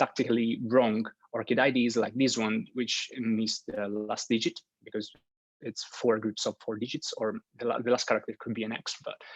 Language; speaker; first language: English; non-native, fluent; Italian